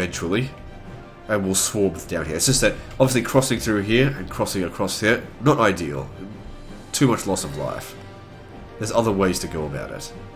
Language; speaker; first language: English; native; English